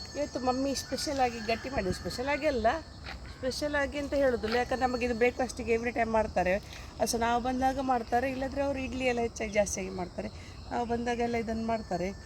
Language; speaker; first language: Kannada; non-native, local second language; Tulu